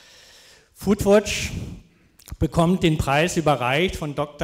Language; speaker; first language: German; native; German